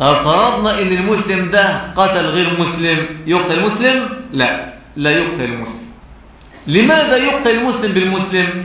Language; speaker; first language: Arabic; native; Arabic